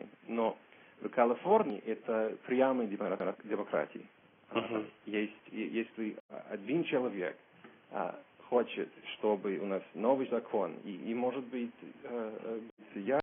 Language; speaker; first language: Russian; non-native, learner; English